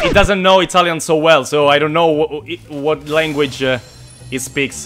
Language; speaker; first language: English; non-native, fluent; Italian